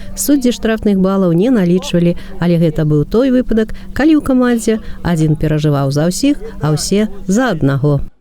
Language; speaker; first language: Belarusian; native; Belarusian